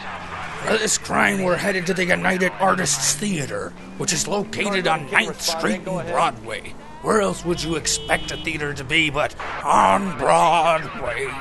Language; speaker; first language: English; native; English